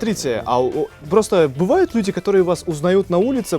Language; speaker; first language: Russian; native; Russian